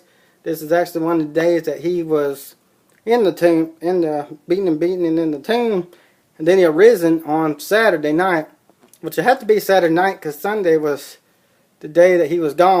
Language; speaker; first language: English; native; English